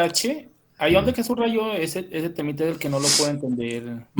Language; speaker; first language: Spanish; native; Spanish